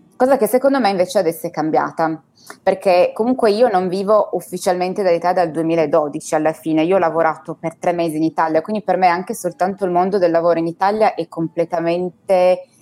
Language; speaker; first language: Italian; native; Italian